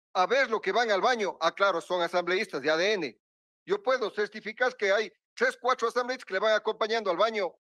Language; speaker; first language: Spanish; native; Spanish